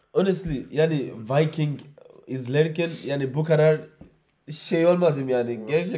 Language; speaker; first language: Turkish; non-native, learner; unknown